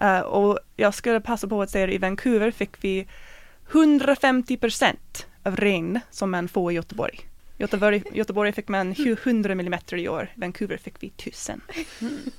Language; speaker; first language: Swedish; non-native, fluent; English